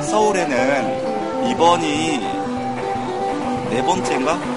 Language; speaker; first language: Korean; non-native, fluent; Japanese